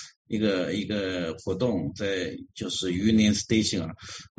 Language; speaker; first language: Chinese; native; Chinese